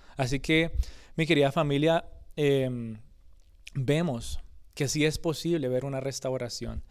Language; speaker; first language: Spanish; early bilingual, other home language; English